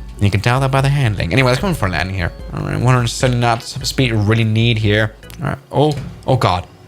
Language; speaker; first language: English; non-native, fluent; German